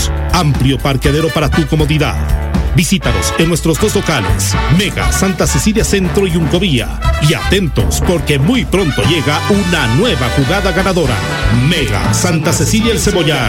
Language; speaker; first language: Spanish; native; Spanish